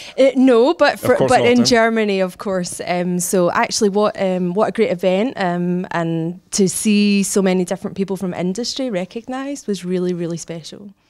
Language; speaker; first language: English; native; English